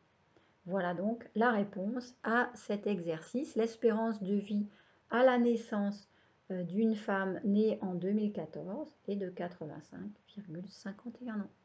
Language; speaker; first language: French; native; French